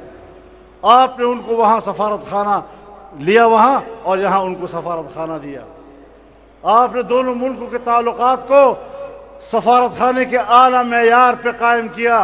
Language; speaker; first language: Urdu; non-native, local second language; Pashto